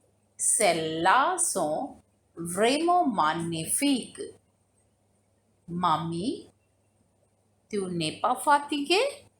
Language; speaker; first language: French; non-native, fluent; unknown